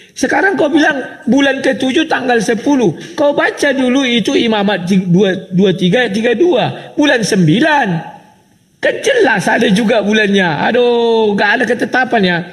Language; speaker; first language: Indonesian; native; Indonesian